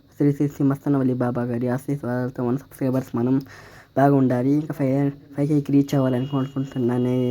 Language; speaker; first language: Telugu; non-native, local second language; Urdu